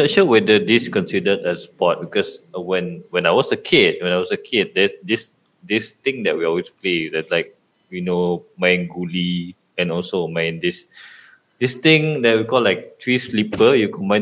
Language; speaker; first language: English; non-native, local second language; Malay